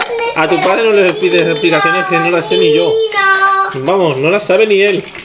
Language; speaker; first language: Spanish; native; Spanish